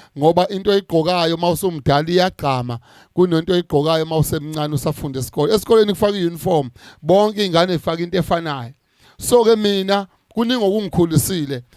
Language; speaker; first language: Zulu; native; Zulu